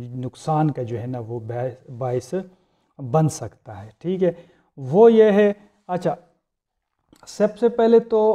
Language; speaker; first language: Urdu; non-native, local second language; Punjabi